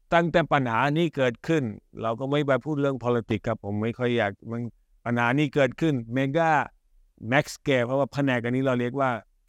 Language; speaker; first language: Thai; early bilingual, other home language; Hindi